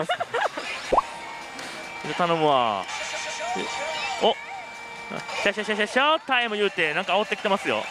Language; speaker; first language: Japanese; native; Japanese